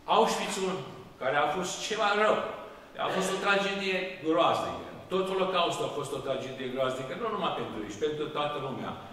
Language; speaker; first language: Romanian; early bilingual, heritage; Romanian